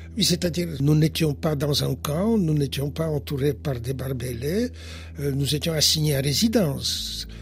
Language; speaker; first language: French; non-native, fluent; Polish